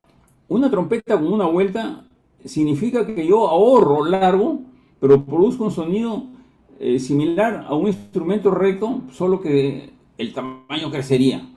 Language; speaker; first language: Spanish; native; Spanish